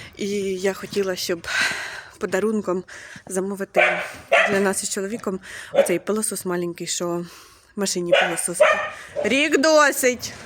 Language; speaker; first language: Ukrainian; non-native, local second language; Russian